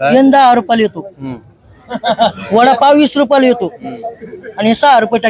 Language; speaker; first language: Marathi; native; Marathi